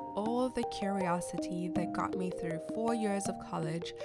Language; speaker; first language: English; non-native, local second language; Shona